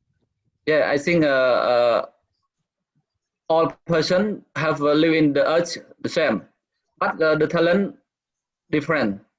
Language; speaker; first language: English; non-native, learner; Khmer